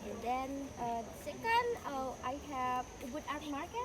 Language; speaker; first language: English; non-native, learner; Indonesian